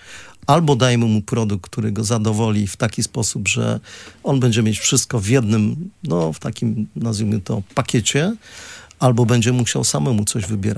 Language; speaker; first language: Polish; native; Polish